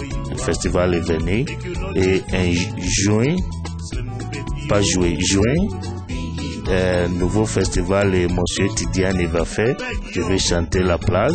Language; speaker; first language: French; non-native, learner; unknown